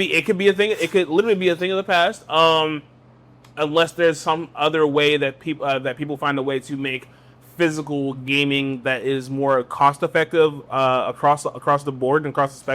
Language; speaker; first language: English; native; English